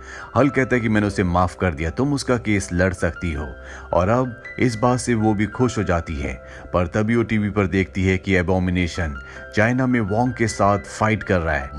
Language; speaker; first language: Hindi; native; Hindi